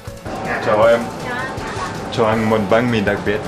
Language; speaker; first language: Vietnamese; non-native, learner; French